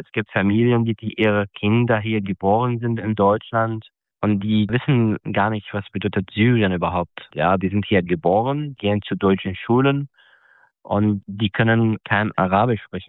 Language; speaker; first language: German; non-native, fluent; Arabic